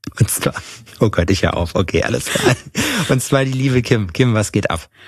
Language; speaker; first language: German; native; German